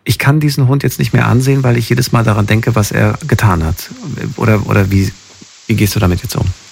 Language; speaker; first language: German; native; German